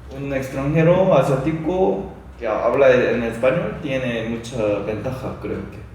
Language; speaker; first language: Spanish; non-native, learner; Korean